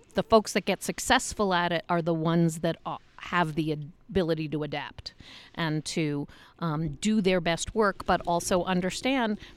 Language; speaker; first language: English; native; English